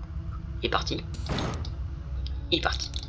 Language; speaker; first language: French; native; French